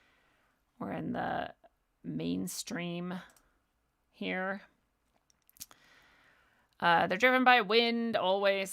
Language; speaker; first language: English; native; English